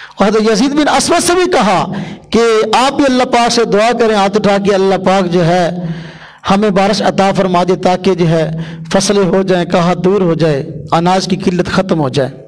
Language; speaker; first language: Urdu; non-native, local second language; Punjabi